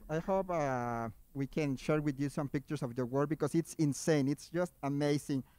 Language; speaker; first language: English; non-native, fluent; Spanish